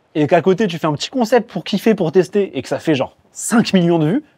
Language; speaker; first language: French; native; French